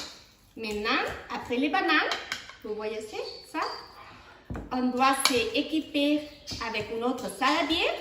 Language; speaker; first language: French; non-native, fluent; Spanish